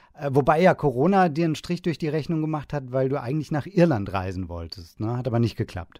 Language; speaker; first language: German; native; German